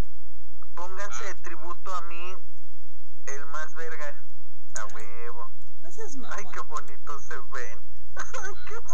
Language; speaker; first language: Spanish; native; Spanish